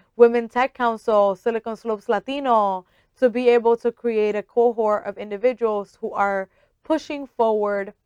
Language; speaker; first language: English; early bilingual, other home language; Spanish